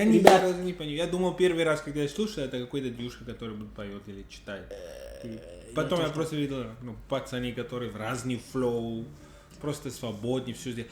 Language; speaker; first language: Russian; non-native, fluent; English